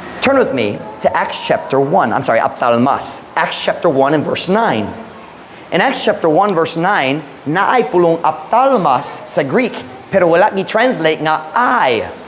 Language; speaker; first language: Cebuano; non-native, fluent; English